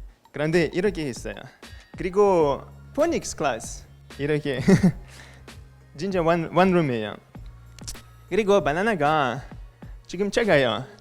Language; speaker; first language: Korean; non-native, learner; French